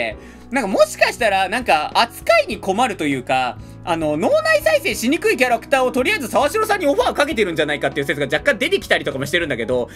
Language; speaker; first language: Japanese; native; Japanese